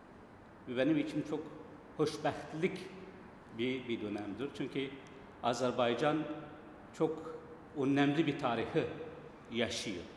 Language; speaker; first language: Turkish; non-native, fluent; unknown